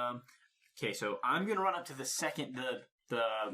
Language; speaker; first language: English; native; English